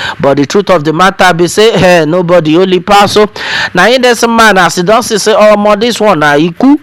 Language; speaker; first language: Nigerian Pidgin; non-native, local second language; Yoruba